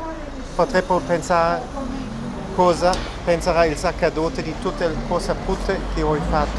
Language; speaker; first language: Italian; non-native, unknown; Croatian